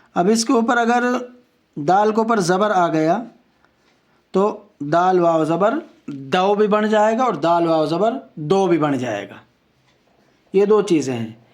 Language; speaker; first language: Urdu; native; Urdu